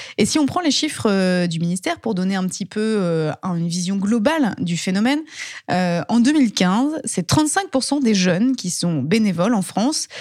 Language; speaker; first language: French; native; French